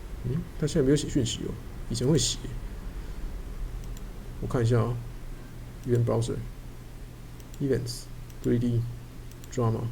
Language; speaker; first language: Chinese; native; Chinese